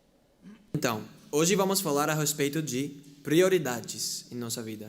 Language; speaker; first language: Portuguese; non-native, fluent; English